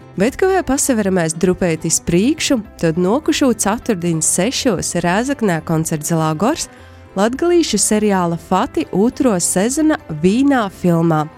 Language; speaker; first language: Latvian; native; Latvian